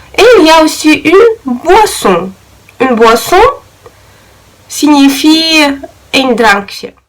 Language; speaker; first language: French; non-native, learner; Russian